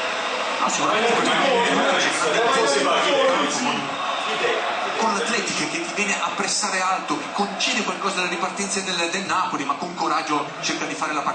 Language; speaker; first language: Italian; native; Italian